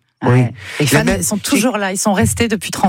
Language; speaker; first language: French; native; French